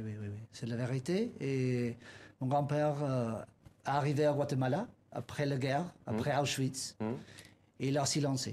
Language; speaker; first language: French; non-native, learner; Spanish